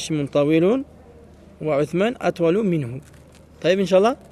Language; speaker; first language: Arabic; non-native, fluent; French